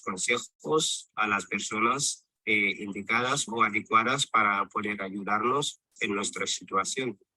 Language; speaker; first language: Spanish; non-native, local second language; Portuguese